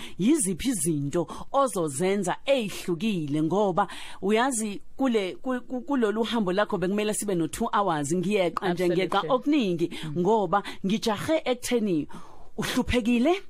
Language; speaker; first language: Zulu; native; Zulu